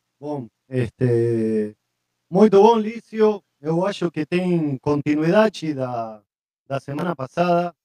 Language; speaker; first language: Portuguese; non-native, learner; Spanish